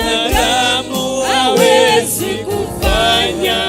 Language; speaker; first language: Swahili; non-native, local second language; Kikuyu